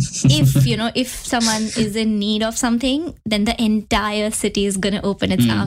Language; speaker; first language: English; non-native, local second language; Hindi